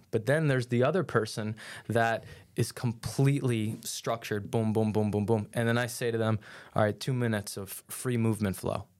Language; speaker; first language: English; native; English